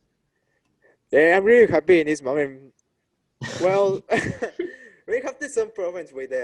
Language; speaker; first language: English; non-native, learner; Spanish